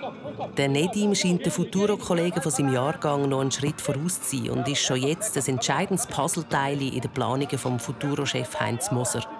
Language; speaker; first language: German; native; German